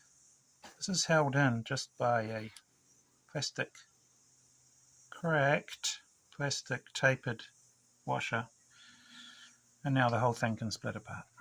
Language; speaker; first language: English; native; English